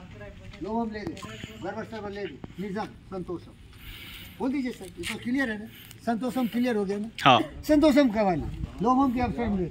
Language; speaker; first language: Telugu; non-native, learner; Hindi